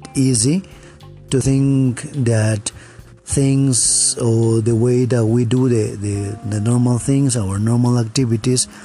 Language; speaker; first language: English; non-native, fluent; Spanish